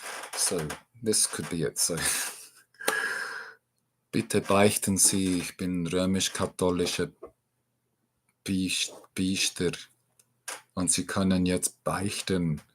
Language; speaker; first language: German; non-native, learner; English